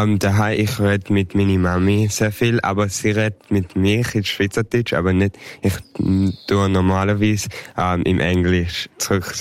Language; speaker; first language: German; early bilingual, heritage; English